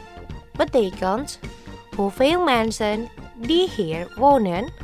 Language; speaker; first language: Dutch; non-native, fluent; Indonesian